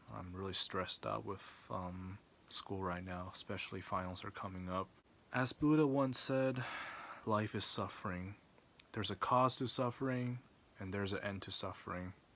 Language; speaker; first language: English; native; English